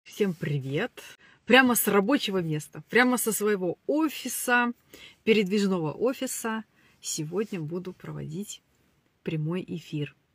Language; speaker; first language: Russian; native; Russian